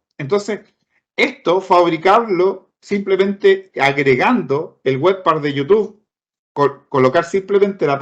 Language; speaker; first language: Spanish; native; Spanish